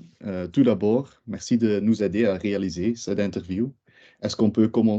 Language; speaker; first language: French; non-native, local second language; Dutch